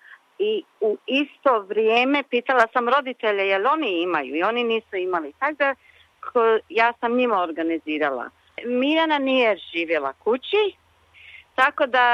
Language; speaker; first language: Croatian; early bilingual, other home language; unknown